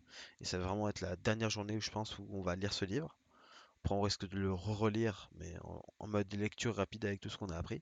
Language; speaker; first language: French; native; French